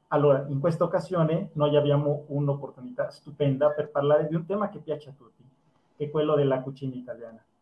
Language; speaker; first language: Italian; non-native, fluent; Spanish